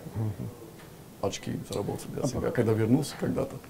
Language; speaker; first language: Russian; non-native, fluent; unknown